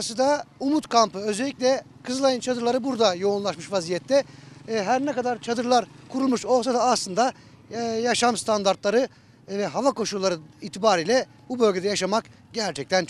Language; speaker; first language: Turkish; native; Turkish